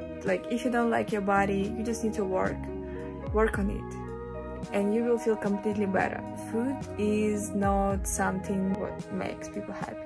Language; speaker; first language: English; non-native, fluent; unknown